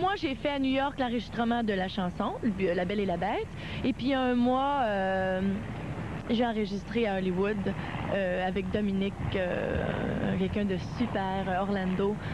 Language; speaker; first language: French; native; French